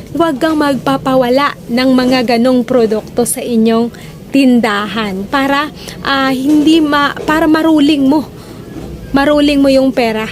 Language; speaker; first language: Filipino; non-native, local second language; Hiligaynon